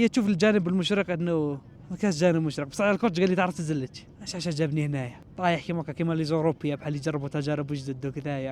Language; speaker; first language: Arabic; native; Arabic